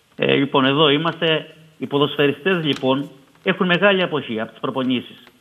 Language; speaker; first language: Greek; native; Greek